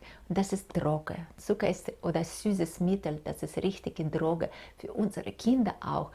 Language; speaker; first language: German; non-native, fluent; Russian